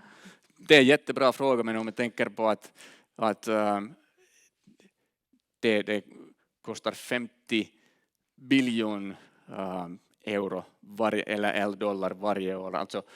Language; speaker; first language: Swedish; non-native, learner; Finnish